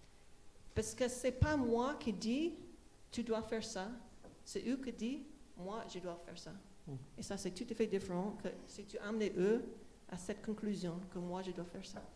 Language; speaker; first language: French; non-native, fluent; English